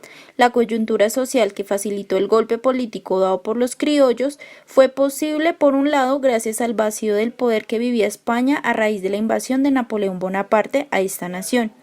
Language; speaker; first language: Spanish; native; Spanish